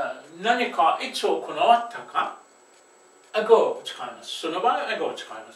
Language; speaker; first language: Japanese; non-native, fluent; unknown